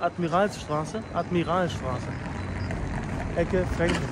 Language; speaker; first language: German; native; German